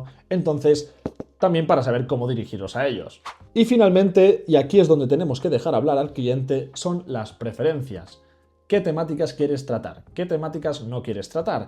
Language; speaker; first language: Spanish; native; Spanish